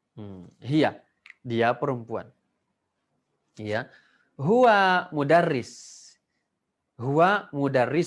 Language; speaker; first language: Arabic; non-native, fluent; Indonesian